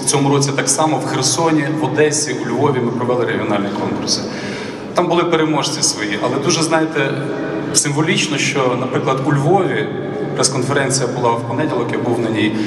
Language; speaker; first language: Ukrainian; native; Ukrainian